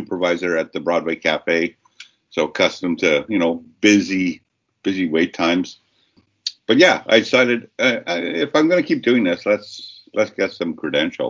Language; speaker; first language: English; native; English